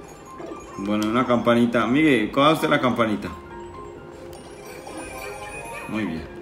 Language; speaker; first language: Spanish; native; Spanish